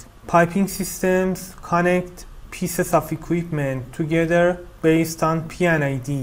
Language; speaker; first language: English; non-native, fluent; Persian